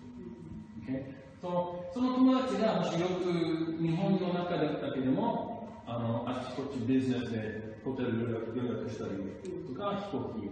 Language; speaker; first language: Japanese; non-native, fluent; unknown